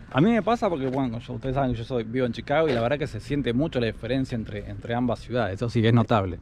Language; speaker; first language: Spanish; native; Spanish